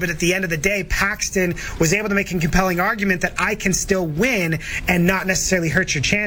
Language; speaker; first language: English; native; English